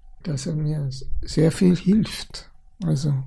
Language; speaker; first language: German; early bilingual, other home language; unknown